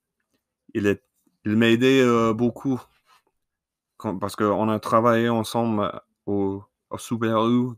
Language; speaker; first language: French; non-native, learner; English